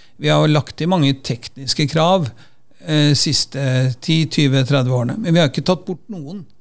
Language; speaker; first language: Norwegian; native; Norwegian